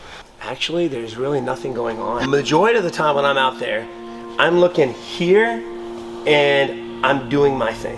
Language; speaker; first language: English; native; English